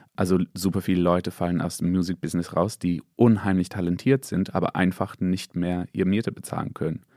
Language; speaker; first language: German; non-native, fluent; English